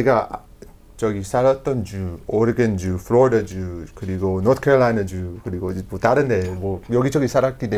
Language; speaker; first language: Korean; non-native, learner; English